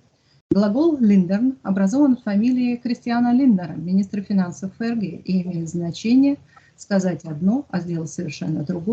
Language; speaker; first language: Russian; native; Russian